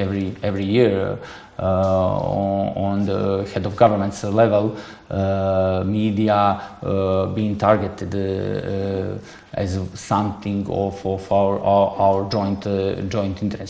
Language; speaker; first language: English; non-native, fluent; Serbian